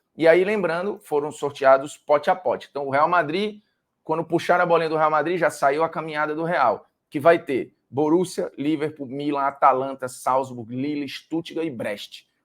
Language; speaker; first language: Portuguese; native; Portuguese